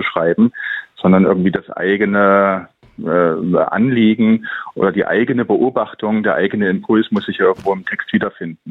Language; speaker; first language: German; native; German